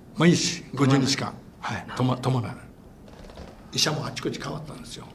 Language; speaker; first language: Japanese; native; Japanese